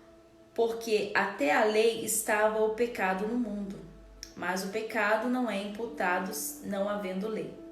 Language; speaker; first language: Portuguese; native; Portuguese